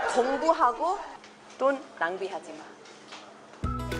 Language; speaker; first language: Korean; non-native, fluent; English